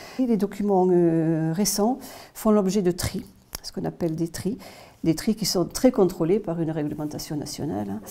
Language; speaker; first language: French; native; French